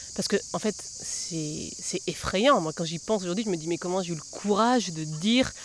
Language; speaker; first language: French; native; French